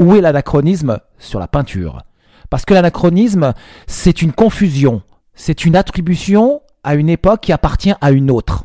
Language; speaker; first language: French; native; French